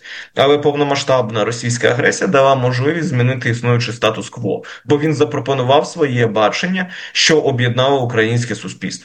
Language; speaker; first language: Ukrainian; native; Ukrainian